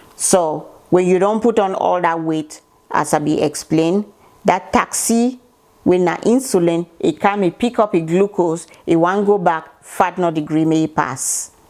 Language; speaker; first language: Nigerian Pidgin; native; Nigerian Pidgin